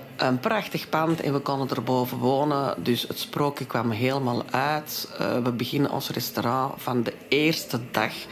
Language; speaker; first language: Dutch; non-native, local second language; French